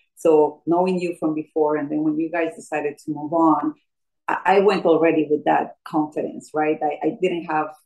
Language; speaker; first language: English; non-native, fluent; Spanish